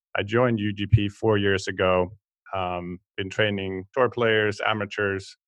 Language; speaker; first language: English; non-native, fluent; Swedish